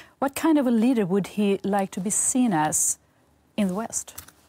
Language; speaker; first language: English; non-native, fluent; Swedish